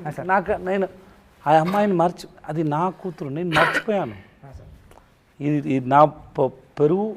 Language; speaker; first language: Telugu; non-native, learner; Tamil